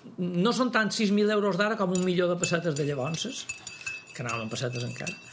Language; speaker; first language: Catalan; native; Catalan